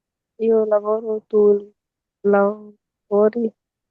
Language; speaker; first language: Italian; non-native, learner; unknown